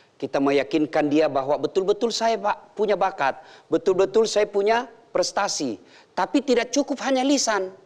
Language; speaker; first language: Indonesian; native; Indonesian